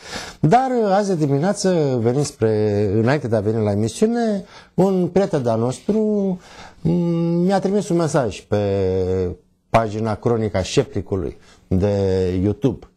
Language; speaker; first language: Romanian; native; Romanian